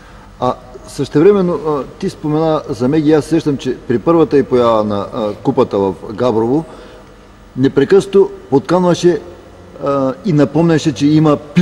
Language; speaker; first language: Bulgarian; native; Bulgarian